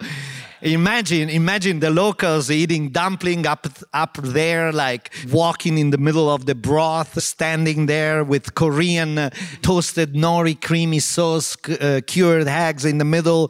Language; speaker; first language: English; non-native, fluent; Italian